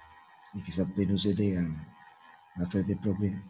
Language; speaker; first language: French; non-native, fluent; Spanish